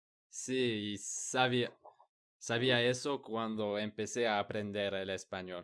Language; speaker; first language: Spanish; non-native, learner; English